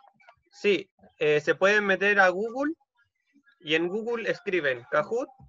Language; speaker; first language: Spanish; native; Spanish